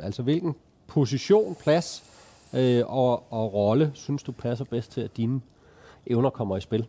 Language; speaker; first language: Danish; native; Danish